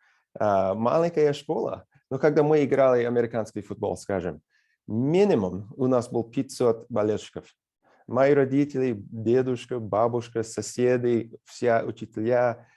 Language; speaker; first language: Russian; non-native, fluent; English